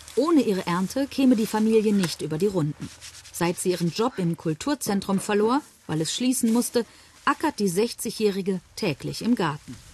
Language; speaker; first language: German; native; German